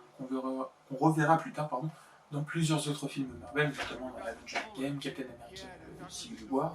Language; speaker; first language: French; native; French